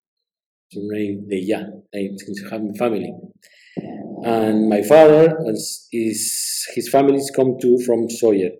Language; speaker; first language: English; non-native, learner; Spanish